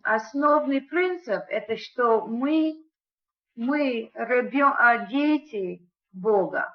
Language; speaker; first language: Russian; non-native, learner; English